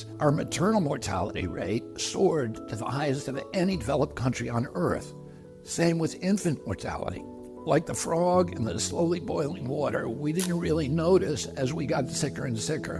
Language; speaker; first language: English; native; English